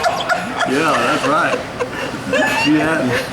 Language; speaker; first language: English; native; English